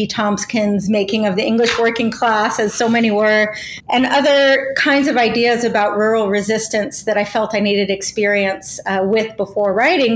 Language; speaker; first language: English; native; English